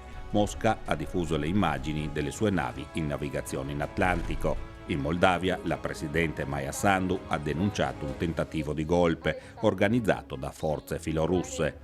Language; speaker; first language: Italian; native; Italian